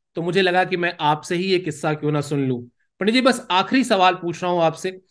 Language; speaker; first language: Hindi; native; Hindi